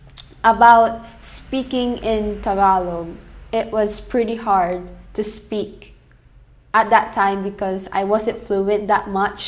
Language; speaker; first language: English; native; English